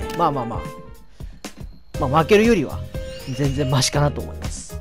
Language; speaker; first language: Japanese; native; Japanese